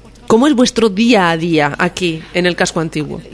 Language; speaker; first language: Spanish; native; Spanish